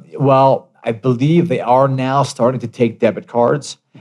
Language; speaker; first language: English; early bilingual, other home language; Italian